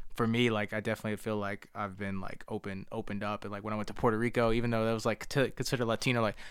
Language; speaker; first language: English; early bilingual, other home language; Spanish